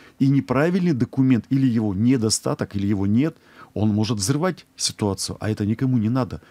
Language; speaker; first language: Russian; native; Russian